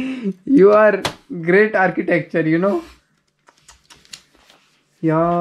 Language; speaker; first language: English; non-native, local second language; Hindi